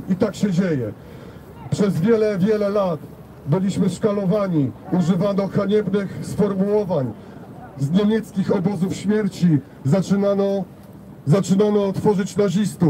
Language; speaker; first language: Polish; native; Polish